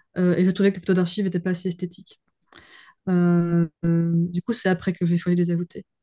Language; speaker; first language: French; native; French